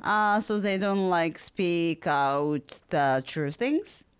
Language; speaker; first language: English; non-native, learner; Japanese